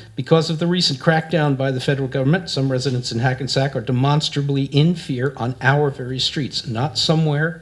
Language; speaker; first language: English; native; English